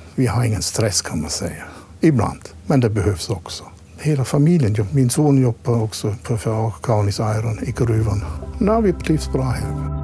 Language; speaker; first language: Swedish; non-native, fluent; German